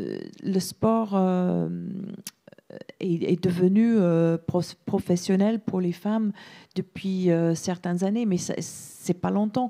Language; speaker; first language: French; non-native, fluent; English